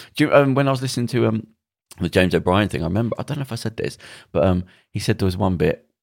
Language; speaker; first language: English; native; English